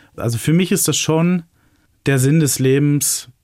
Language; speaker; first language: German; native; German